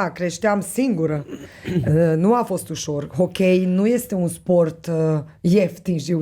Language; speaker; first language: Romanian; non-native, local second language; Hungarian